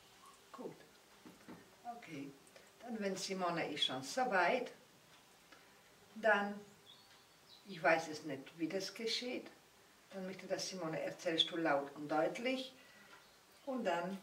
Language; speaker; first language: German; non-native, learner; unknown